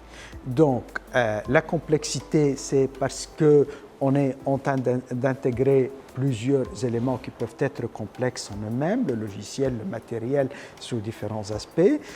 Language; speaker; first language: French; native; French